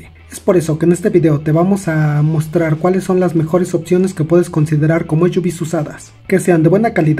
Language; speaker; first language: Spanish; native; Spanish